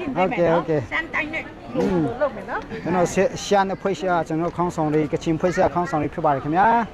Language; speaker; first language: Burmese; non-native, local second language; Hakha Chin